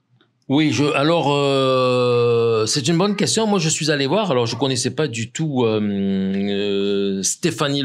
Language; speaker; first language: French; native; French